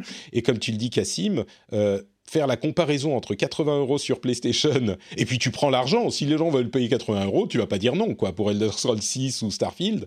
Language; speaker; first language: French; native; French